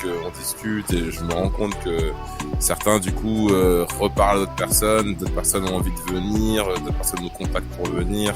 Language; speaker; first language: French; native; French